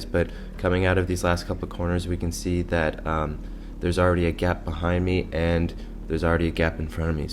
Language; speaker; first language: English; native; English